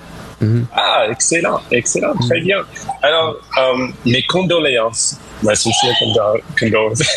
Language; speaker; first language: French; non-native, fluent; English